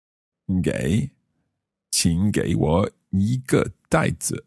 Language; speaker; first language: Chinese; non-native, learner; English